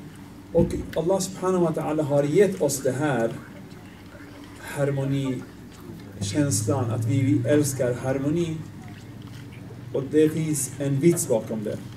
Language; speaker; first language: Swedish; non-native, fluent; Arabic